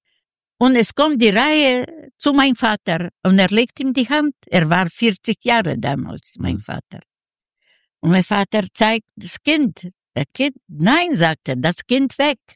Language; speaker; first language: German; non-native, learner; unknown